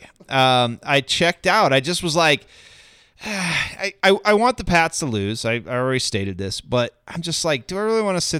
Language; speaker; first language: English; native; English